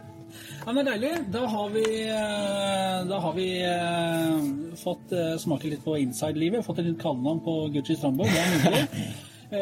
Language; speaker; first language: Norwegian; native; Norwegian